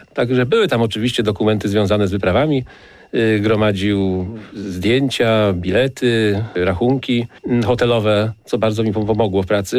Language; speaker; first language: Polish; native; Polish